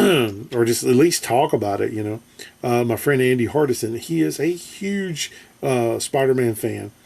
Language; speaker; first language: English; native; English